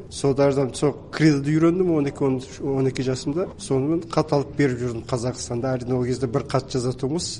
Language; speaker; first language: Kazakh; early bilingual, heritage; Kazakh